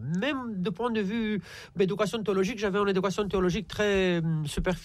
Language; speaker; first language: French; non-native, fluent; Romanian